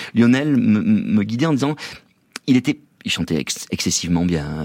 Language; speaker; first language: French; native; French